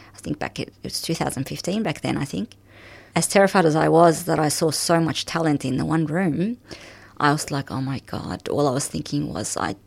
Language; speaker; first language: English; early bilingual, other home language; Arabic